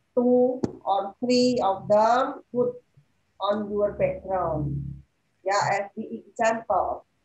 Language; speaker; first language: English; non-native, fluent; Indonesian